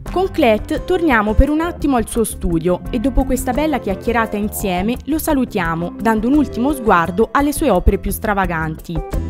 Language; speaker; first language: Italian; native; Italian